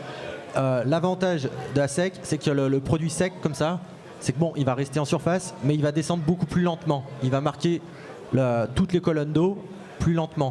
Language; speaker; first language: French; native; French